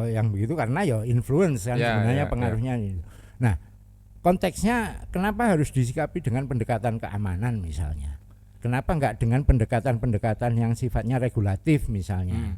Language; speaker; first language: Indonesian; non-native, local second language; Javanese